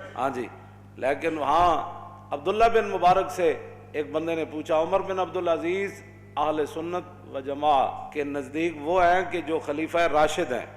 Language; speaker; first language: Urdu; non-native, local second language; Punjabi